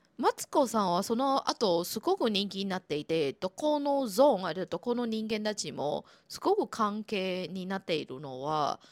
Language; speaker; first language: Japanese; non-native, fluent; Chinese